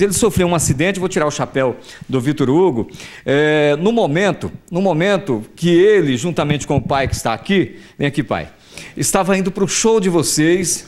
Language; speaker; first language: Portuguese; native; Portuguese